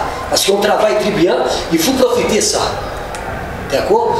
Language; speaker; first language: French; non-native, fluent; Portuguese